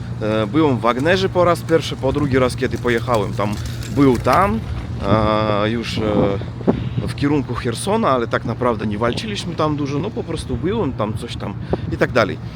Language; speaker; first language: Polish; non-native, learner; Russian